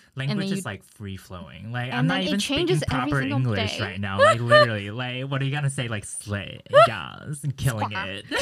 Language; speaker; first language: English; early bilingual, other home language; Chinese